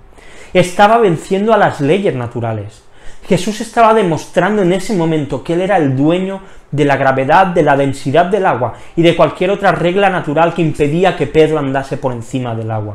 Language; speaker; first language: Spanish; native; Spanish